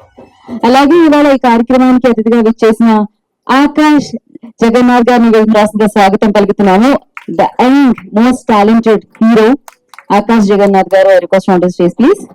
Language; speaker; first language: Telugu; native; Telugu